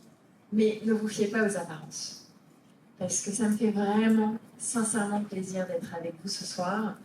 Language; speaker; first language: French; native; French